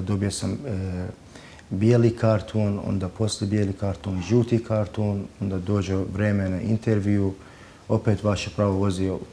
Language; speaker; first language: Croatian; non-native, learner; Persian